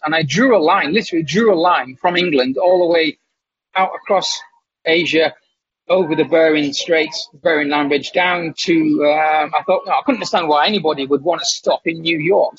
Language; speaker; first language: English; native; English